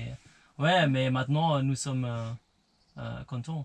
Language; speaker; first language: French; non-native, learner; German